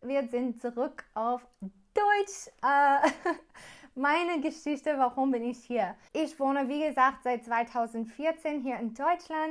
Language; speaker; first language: German; non-native, learner; English